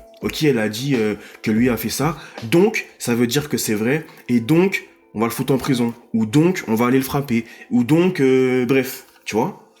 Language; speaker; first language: French; native; French